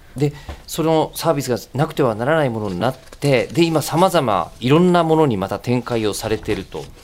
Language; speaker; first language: Japanese; native; Japanese